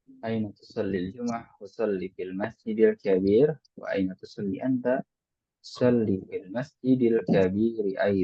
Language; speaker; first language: Arabic; non-native, fluent; Indonesian